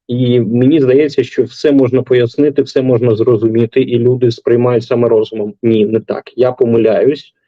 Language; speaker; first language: Ukrainian; non-native, local second language; Russian